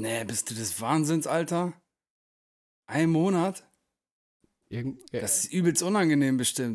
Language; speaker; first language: German; native; German